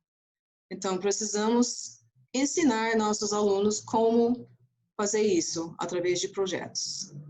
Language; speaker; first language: Portuguese; non-native, fluent; English